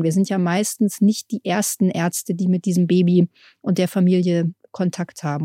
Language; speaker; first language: German; native; German